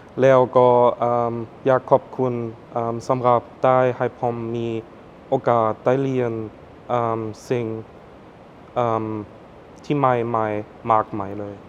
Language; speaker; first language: Thai; non-native, fluent; German